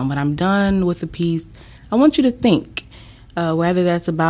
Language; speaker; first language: English; native; English